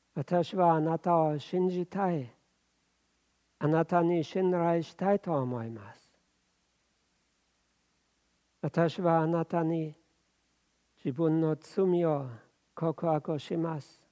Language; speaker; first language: Japanese; non-native, fluent; German